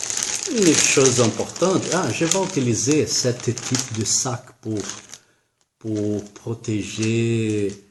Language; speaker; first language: French; non-native, learner; Portuguese